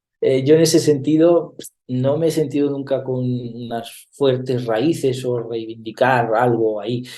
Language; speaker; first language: Spanish; non-native, fluent; Italian